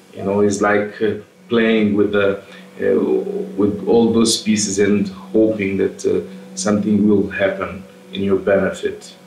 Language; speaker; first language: English; non-native, fluent; Portuguese